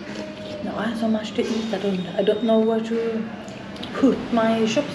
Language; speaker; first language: English; non-native, fluent; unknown